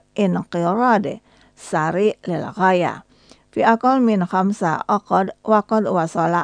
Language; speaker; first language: Arabic; non-native, fluent; Indonesian